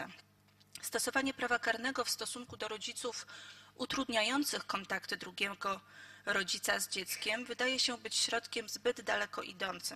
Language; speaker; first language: Polish; native; Polish